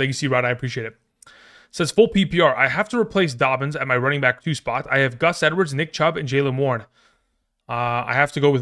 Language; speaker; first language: English; native; English